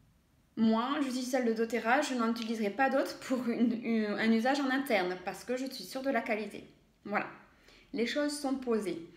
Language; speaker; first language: French; native; French